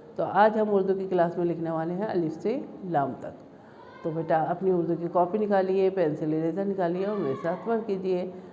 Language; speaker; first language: Hindi; native; Hindi